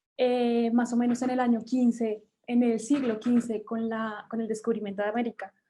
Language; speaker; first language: Spanish; native; Spanish